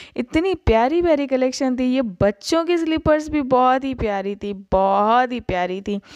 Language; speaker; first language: Urdu; native; Urdu